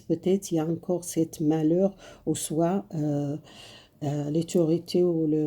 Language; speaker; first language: French; non-native, fluent; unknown